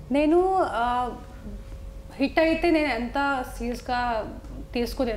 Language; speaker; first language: Telugu; non-native, local second language; Hindi